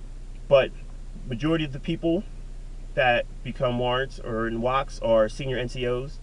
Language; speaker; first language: English; native; English